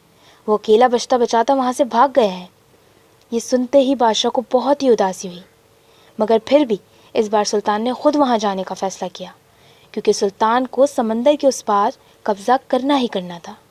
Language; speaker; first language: Urdu; native; Urdu